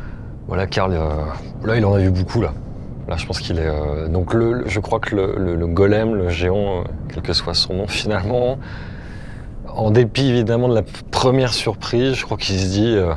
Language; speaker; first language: French; native; French